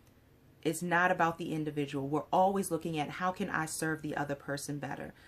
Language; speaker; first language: English; native; English